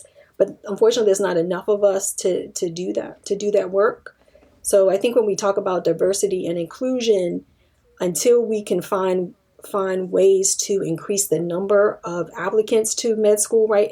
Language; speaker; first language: English; native; English